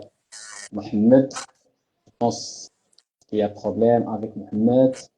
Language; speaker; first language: French; non-native, learner; Arabic